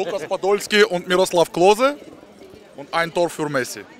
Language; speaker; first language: German; non-native, learner; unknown